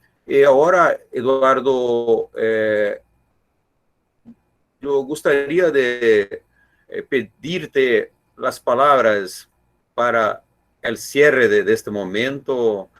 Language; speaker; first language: Spanish; non-native, learner; Portuguese